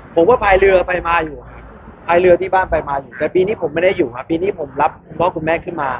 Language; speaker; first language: Thai; native; Thai